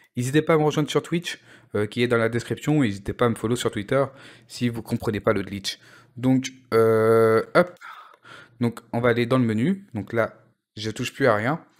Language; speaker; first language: French; native; French